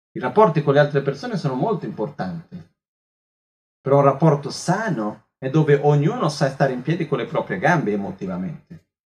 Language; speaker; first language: Italian; non-native, fluent; Portuguese